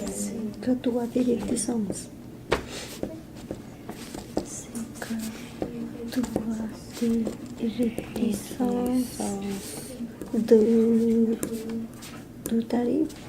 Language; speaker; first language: French; non-native, learner; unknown